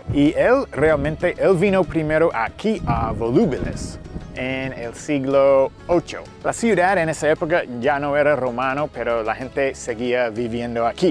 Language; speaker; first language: Spanish; non-native, fluent; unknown